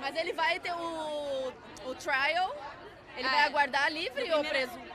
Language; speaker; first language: Portuguese; native; Portuguese